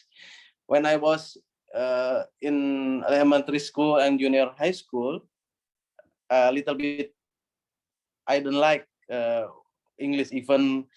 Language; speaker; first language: English; non-native, learner; Indonesian